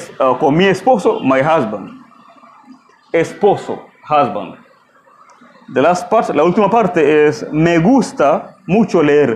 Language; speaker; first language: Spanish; non-native, fluent; Swahili